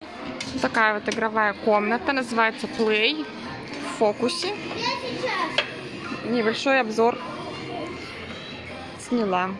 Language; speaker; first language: Russian; native; Russian